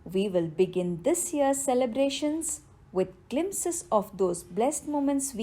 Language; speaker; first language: English; non-native, local second language; Kannada